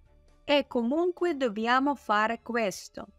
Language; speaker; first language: Italian; non-native, fluent; Russian